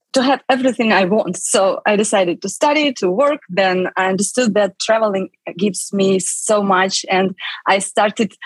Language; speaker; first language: English; non-native, fluent; Russian